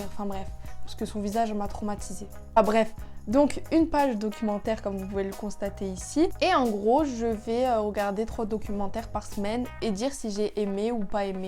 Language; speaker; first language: French; native; French